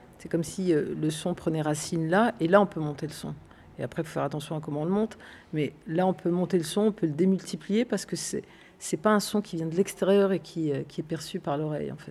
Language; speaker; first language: French; early bilingual, other home language; Arabic